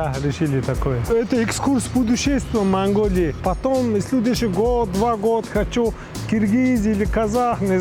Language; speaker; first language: Russian; non-native, learner; Mongolian